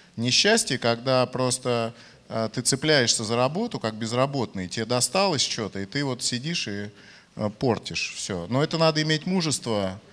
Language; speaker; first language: Russian; native; Russian